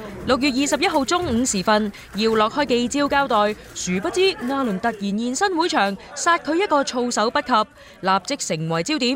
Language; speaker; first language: Chinese; native; Chinese